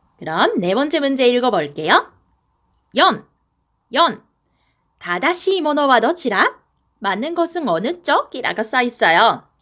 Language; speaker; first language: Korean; non-native, fluent; Japanese